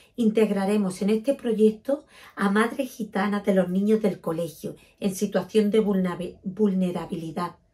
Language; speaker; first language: Spanish; native; Spanish